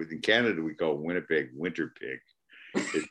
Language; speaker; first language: English; native; English